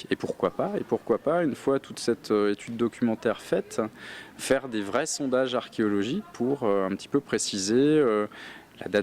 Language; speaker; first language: French; native; French